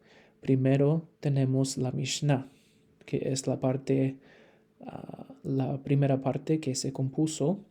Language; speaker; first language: Spanish; non-native, fluent; English